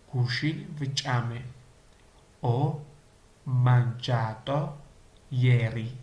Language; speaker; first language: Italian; non-native, learner; Georgian